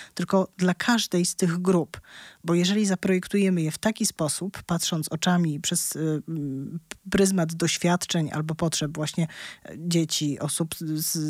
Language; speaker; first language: Polish; native; Polish